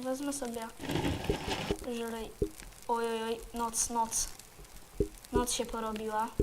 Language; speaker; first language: Polish; native; Polish